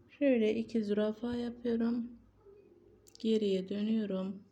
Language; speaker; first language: Turkish; native; Turkish